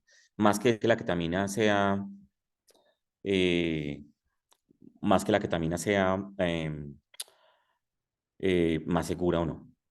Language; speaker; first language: Spanish; native; Spanish